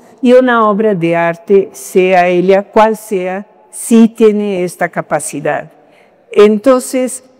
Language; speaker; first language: Spanish; non-native, fluent; Portuguese